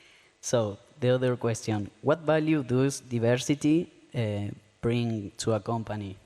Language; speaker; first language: English; non-native, learner; Spanish